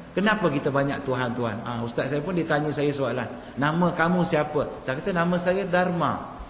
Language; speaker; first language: Malay; non-native, local second language; Tamil